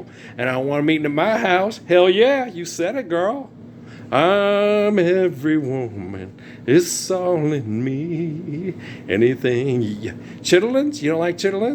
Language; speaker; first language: English; native; English